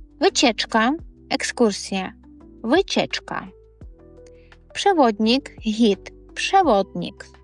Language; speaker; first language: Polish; non-native, fluent; Ukrainian